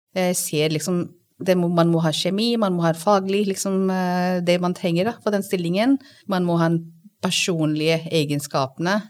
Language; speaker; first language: Norwegian; non-native, fluent; Hindi